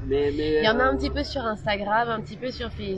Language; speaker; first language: French; native; French